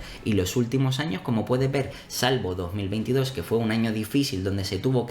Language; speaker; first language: Spanish; native; Spanish